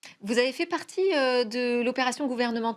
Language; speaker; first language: French; native; French